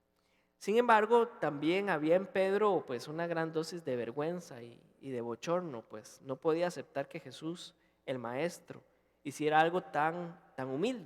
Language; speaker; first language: Spanish; native; Spanish